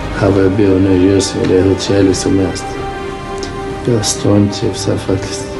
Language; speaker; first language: Swedish; early bilingual, other home language; Bosnian